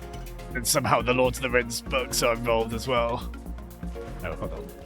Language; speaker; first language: English; native; English